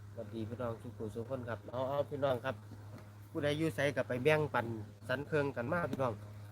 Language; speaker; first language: Thai; native; Thai